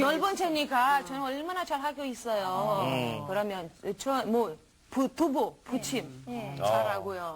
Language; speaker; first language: Korean; non-native, learner; Romanian